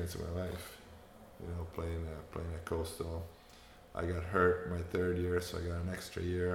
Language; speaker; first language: English; non-native, fluent; Romanian